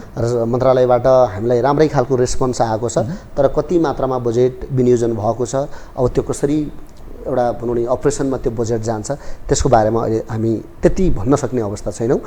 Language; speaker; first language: Nepali; native; Nepali